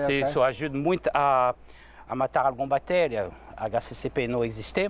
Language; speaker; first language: Portuguese; non-native, fluent; French